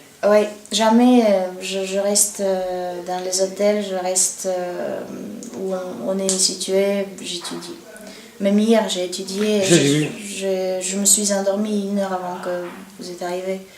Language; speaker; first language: French; non-native, learner; Bulgarian